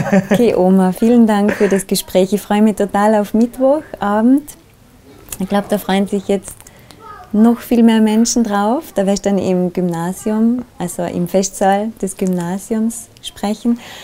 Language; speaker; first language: German; native; German